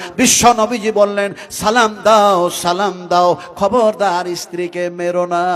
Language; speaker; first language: Bangla; non-native, local second language; Hindi